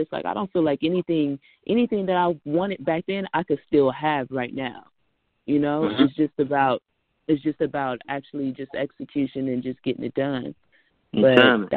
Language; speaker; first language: English; native; English